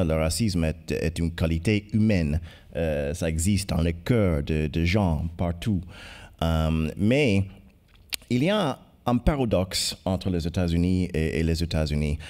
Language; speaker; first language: French; non-native, fluent; English